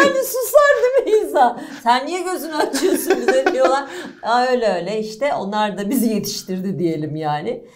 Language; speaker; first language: Turkish; native; Turkish